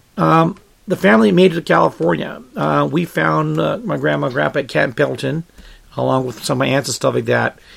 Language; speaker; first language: English; native; English